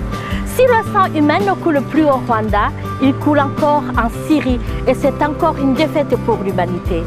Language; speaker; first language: French; non-native, local second language; Kinyarwanda